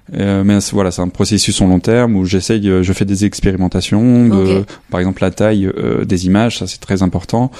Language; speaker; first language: French; native; French